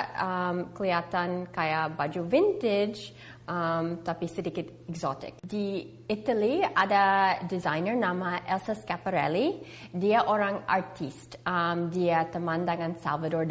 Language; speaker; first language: Indonesian; early bilingual, heritage; English